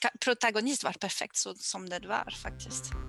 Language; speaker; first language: Swedish; non-native, learner; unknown